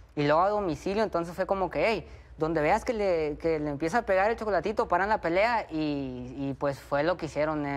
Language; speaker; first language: Spanish; native; Spanish